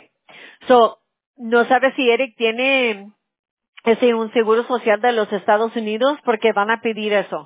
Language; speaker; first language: Spanish; early bilingual, heritage; Spanish